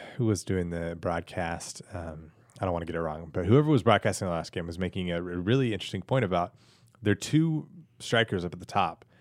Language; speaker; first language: English; native; English